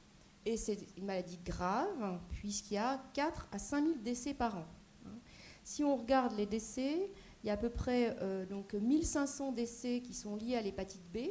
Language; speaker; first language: French; native; French